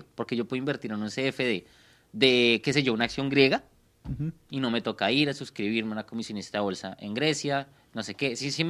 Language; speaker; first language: Spanish; native; Spanish